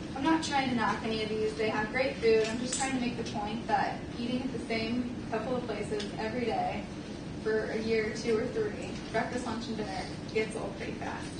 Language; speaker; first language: English; native; English